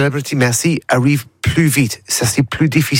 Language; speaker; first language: French; non-native, learner; English